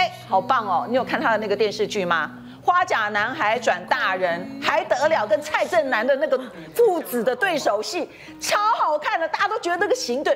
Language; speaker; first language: Chinese; native; Chinese